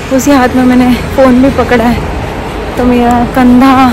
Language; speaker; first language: Hindi; non-native, local second language; Marathi